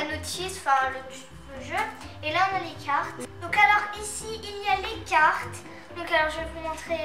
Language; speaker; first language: French; native; French